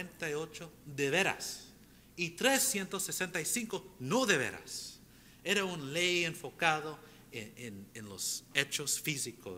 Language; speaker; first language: Spanish; non-native, fluent; English